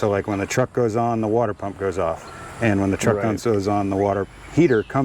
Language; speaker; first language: English; native; English